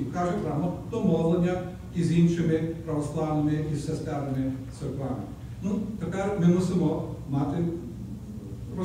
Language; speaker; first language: Ukrainian; early bilingual, heritage; Ukrainian